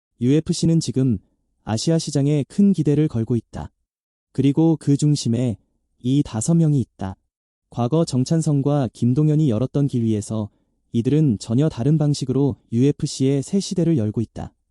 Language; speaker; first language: Korean; native; Korean